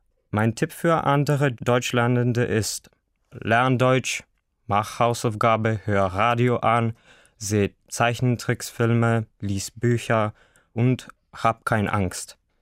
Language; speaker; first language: German; non-native, learner; Macedonian